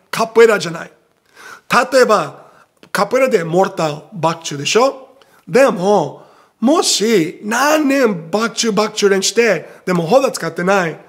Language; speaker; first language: Japanese; non-native, fluent; Portuguese